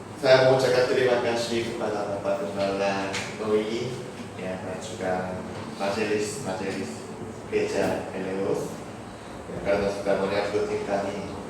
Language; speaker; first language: Indonesian; non-native, fluent; Korean